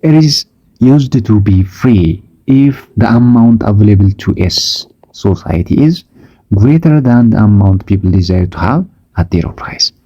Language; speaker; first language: English; non-native, local second language; Amharic